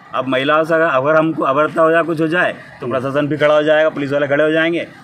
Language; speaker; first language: Hindi; native; Hindi